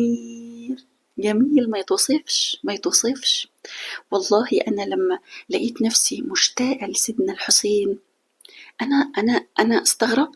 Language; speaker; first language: Arabic; native; Arabic